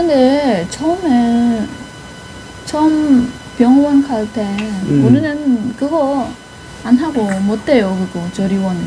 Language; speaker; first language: Korean; non-native, learner; Indonesian